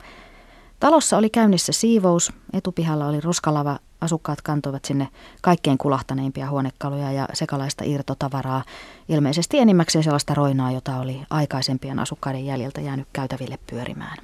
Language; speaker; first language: Finnish; native; Finnish